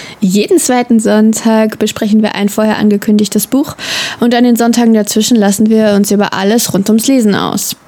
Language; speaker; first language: German; native; German